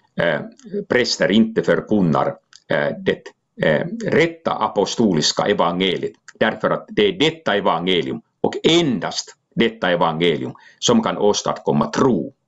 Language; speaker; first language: Swedish; non-native, local second language; Finnish